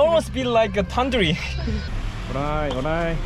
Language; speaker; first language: English; non-native, learner; Korean